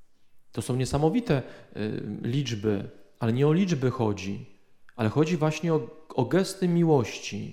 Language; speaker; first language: Polish; native; Polish